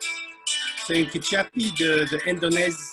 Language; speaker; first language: French; non-native, learner; English